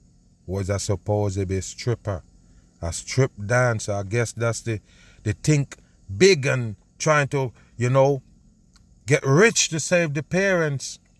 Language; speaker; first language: English; native; English